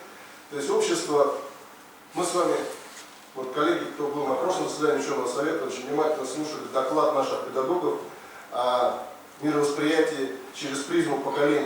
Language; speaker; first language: Russian; native; Russian